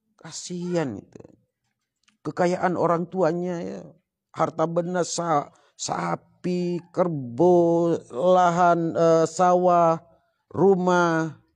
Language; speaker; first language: Indonesian; non-native, local second language; Sasak